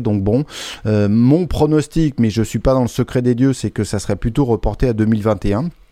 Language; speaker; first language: French; native; French